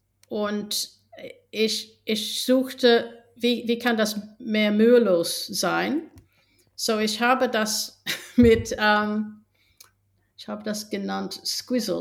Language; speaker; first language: German; non-native, fluent; English